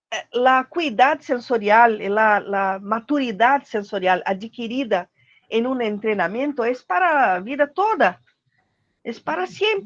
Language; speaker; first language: Spanish; non-native, learner; Portuguese